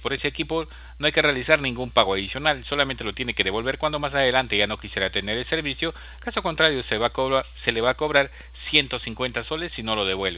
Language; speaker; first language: Spanish; native; Spanish